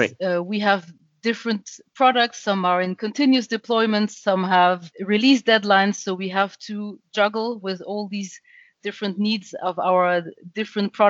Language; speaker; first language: English; non-native, fluent; French